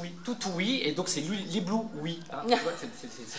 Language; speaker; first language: French; native; French